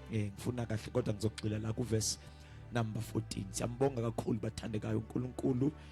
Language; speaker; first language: Zulu; non-native, local second language; Xhosa